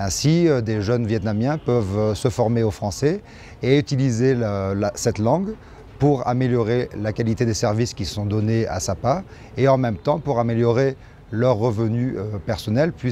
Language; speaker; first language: French; native; French